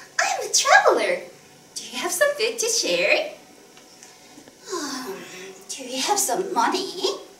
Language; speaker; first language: English; non-native, fluent; Korean